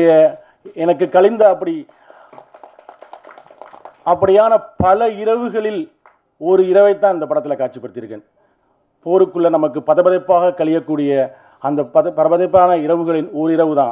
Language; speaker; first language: Tamil; native; Tamil